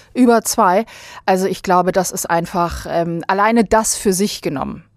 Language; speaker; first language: German; early bilingual, other home language; Bosnian